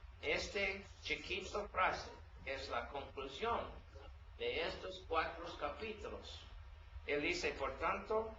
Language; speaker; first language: Spanish; non-native, learner; English